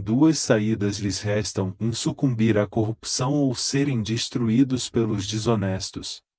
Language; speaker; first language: Portuguese; native; Portuguese